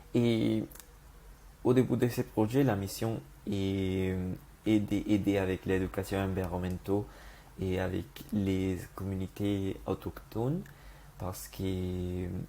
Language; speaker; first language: French; non-native, learner; Spanish